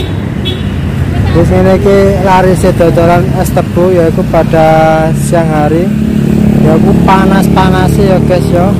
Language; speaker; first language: Indonesian; non-native, local second language; Javanese